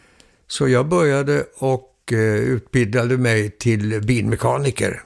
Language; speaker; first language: Swedish; early bilingual, heritage; Swedish